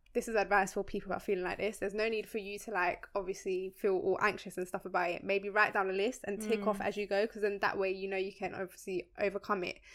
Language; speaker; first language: English; early bilingual, other home language; Spanish